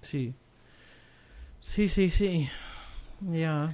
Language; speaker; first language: Spanish; non-native, learner; German